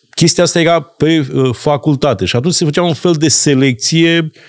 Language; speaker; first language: Romanian; native; Romanian